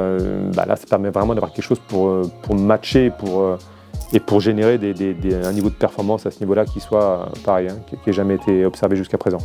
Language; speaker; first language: French; native; French